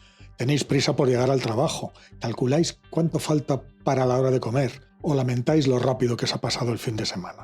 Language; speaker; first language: Spanish; native; Spanish